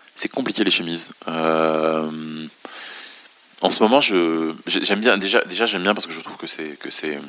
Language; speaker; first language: French; non-native, local second language; Arabic